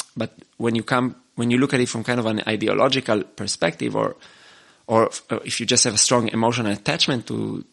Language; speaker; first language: English; non-native, fluent; Hebrew